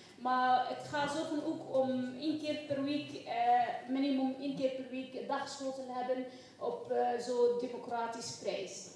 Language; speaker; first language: Dutch; non-native, learner; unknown